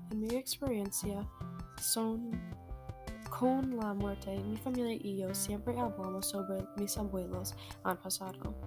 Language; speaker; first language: Spanish; non-native, learner; English